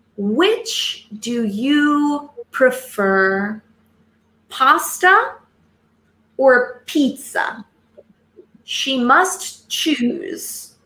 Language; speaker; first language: English; native; English